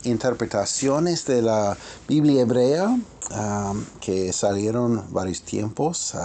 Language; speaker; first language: Spanish; non-native, fluent; English